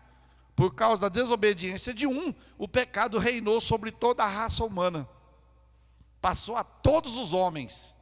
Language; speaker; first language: Portuguese; native; Portuguese